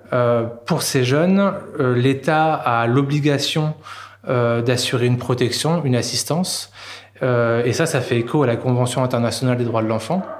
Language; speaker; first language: French; native; French